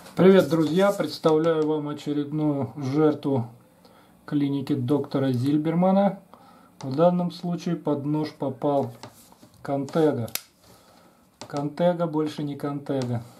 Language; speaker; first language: Russian; native; Russian